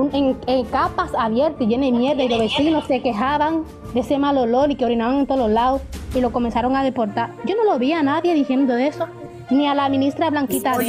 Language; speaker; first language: Spanish; native; Spanish